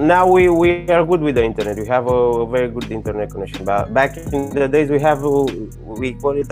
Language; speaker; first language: English; non-native, learner; Romanian